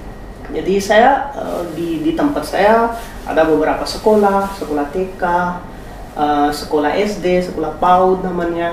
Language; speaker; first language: Indonesian; non-native, fluent; Hindi